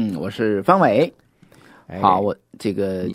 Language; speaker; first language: Chinese; native; Chinese